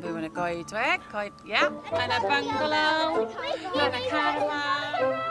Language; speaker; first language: Welsh; non-native, local second language; English